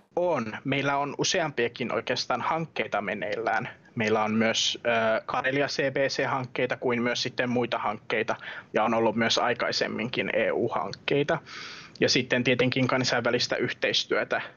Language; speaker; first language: Finnish; native; Finnish